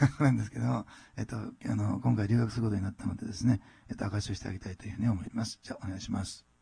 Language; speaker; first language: Japanese; native; Japanese